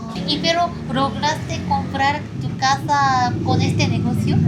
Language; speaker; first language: Spanish; non-native, fluent; Korean